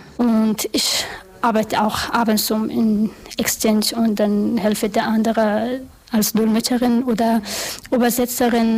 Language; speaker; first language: German; non-native, learner; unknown